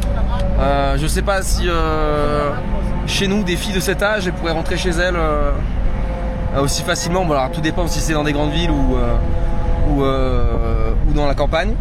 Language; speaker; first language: French; native; French